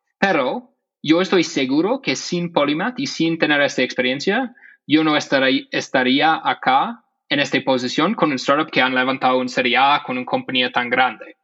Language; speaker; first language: Spanish; non-native, fluent; English